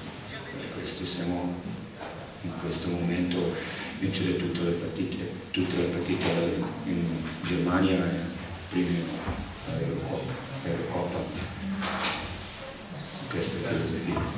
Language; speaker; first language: Italian; non-native, learner; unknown